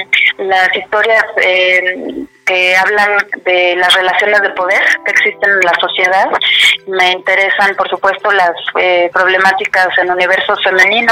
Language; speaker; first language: Spanish; native; Spanish